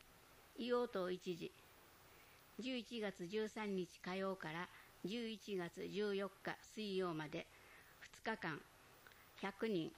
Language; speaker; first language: Japanese; native; Japanese